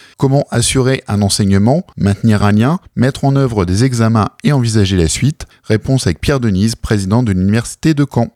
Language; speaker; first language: French; native; French